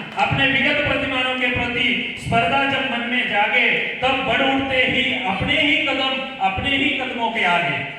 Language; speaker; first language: Hindi; non-native, local second language; Gujarati